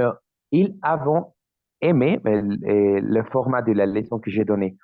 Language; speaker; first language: French; non-native, learner; Spanish